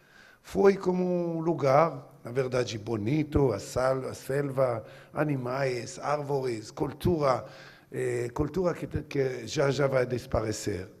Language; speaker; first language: Portuguese; non-native, learner; Hebrew